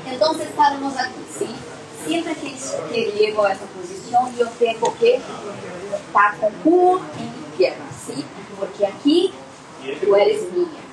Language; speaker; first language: Spanish; non-native, learner; Portuguese